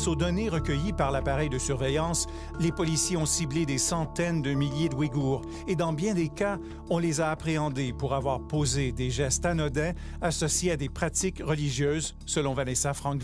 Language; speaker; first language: French; native; French